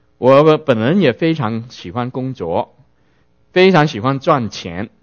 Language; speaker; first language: Chinese; non-native, local second language; Cantonese